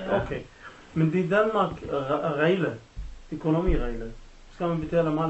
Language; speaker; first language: Danish; non-native, learner; Arabic